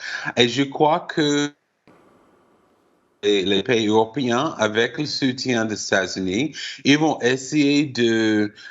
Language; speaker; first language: French; non-native, fluent; English